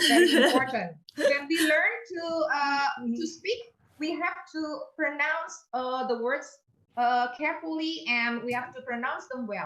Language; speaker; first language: English; non-native, fluent; Indonesian